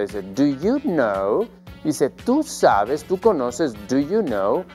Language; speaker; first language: English; non-native, fluent; Spanish